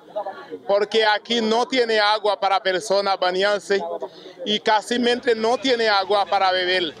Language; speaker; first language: Spanish; non-native, learner; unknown